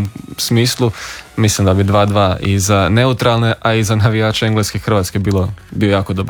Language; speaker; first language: Serbian; native; Serbian